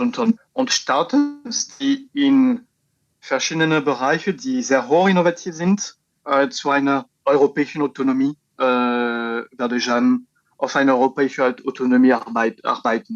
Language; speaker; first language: German; non-native, fluent; French